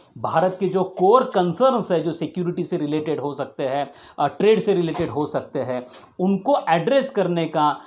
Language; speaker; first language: Hindi; non-native, local second language; Marathi